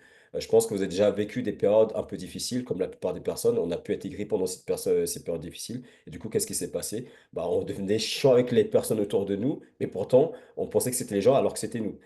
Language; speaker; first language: French; native; French